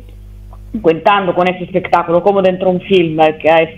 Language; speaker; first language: Spanish; non-native, learner; Italian